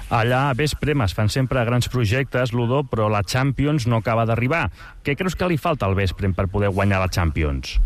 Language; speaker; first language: Catalan; native; Catalan